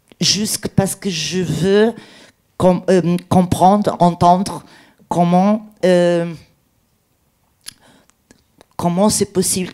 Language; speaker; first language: French; non-native, learner; Portuguese